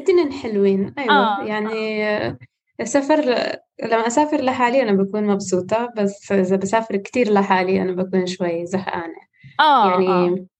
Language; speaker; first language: Arabic; non-native, fluent; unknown